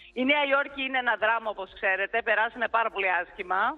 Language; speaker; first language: Greek; early bilingual, heritage; Greek